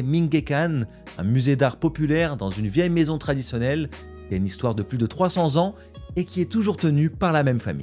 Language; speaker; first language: French; native; French